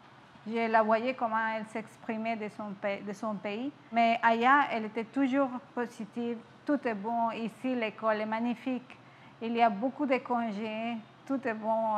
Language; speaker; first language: French; non-native, fluent; Spanish